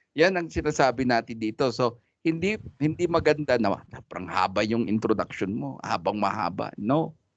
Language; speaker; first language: Filipino; non-native, local second language; Cebuano